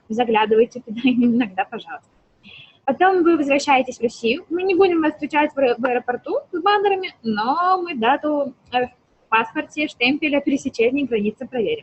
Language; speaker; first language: Russian; native; Russian